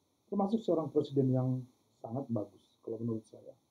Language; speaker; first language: Indonesian; early bilingual, heritage; Indonesian